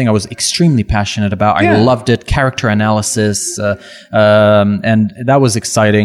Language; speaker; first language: English; non-native, fluent; French